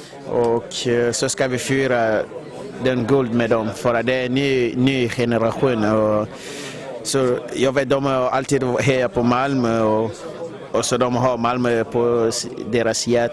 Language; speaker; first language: Swedish; non-native, fluent; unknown